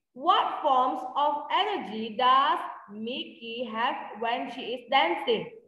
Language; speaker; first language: English; non-native, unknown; Indonesian